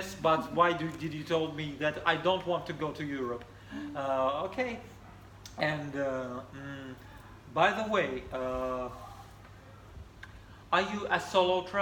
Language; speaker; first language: English; non-native, fluent; Russian